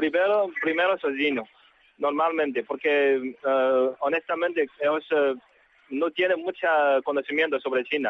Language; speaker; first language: Portuguese; non-native, learner; Chinese